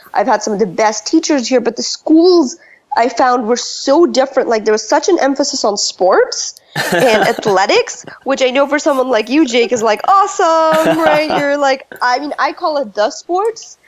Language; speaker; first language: English; early bilingual, other home language; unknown